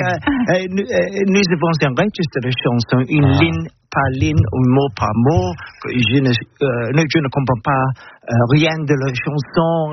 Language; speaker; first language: French; non-native, learner; English